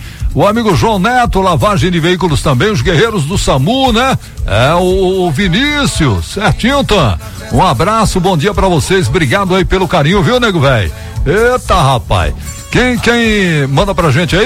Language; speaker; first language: Portuguese; native; Portuguese